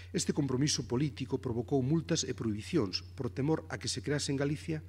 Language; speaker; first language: Galician; native; Galician